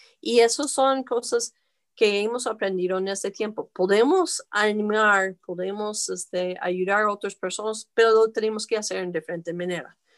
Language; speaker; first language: Spanish; non-native, fluent; English